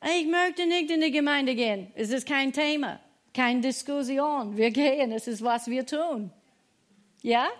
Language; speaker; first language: German; non-native, fluent; English